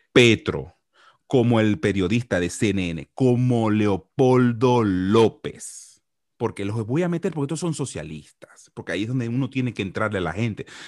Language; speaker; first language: Spanish; native; Spanish